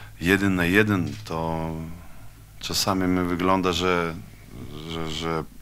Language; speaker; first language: Polish; non-native, fluent; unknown